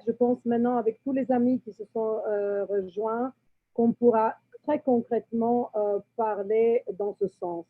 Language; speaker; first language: French; non-native, learner; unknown